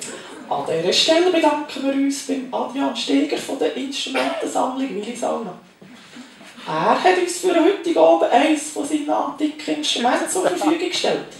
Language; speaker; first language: German; native; German